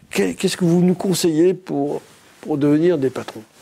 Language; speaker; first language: French; native; French